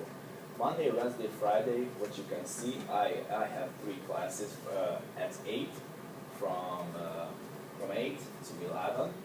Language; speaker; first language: English; non-native, learner; Hungarian